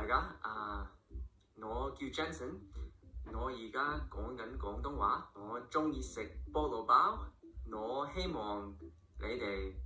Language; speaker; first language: Cantonese; early bilingual, heritage; English